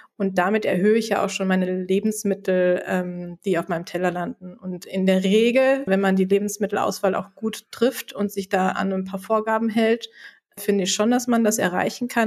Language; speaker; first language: German; native; German